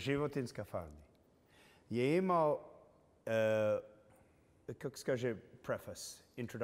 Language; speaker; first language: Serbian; early bilingual, heritage; English